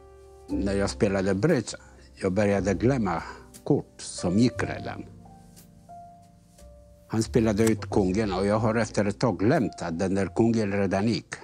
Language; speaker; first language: Swedish; non-native, fluent; Polish